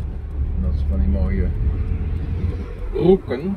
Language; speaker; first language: Dutch; native; Dutch